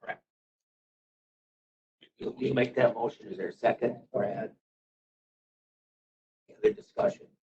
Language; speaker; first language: English; native; English